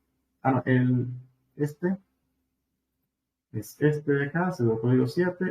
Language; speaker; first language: Spanish; native; Spanish